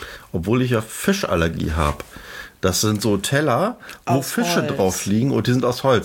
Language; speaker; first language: German; native; German